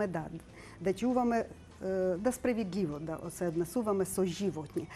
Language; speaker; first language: Macedonian; non-native, learner; Ukrainian